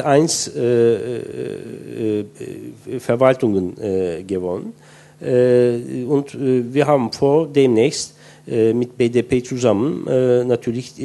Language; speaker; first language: German; non-native, fluent; Turkish